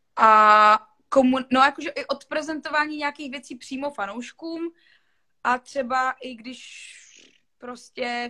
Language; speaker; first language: Czech; non-native, local second language; Polish